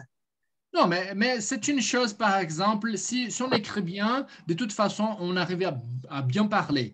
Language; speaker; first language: French; non-native, fluent; Portuguese